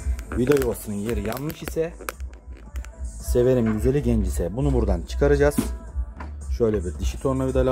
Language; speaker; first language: Turkish; native; Turkish